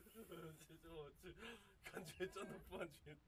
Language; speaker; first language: Chinese; non-native, learner; Japanese